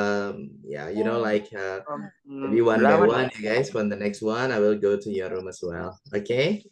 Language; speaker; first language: English; non-native, fluent; Indonesian